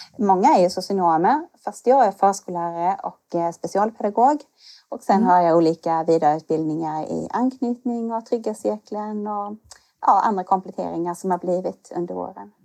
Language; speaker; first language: Swedish; native; Swedish